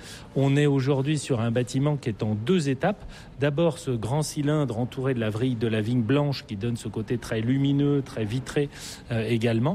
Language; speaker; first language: French; native; French